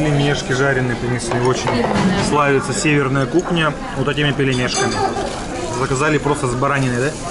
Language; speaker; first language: Russian; native; Russian